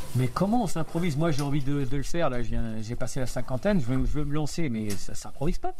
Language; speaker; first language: French; native; French